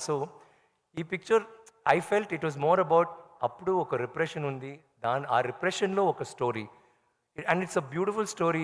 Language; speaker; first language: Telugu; non-native, learner; Tamil